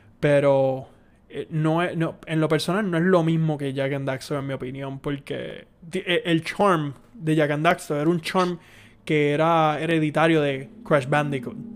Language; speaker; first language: Spanish; native; Spanish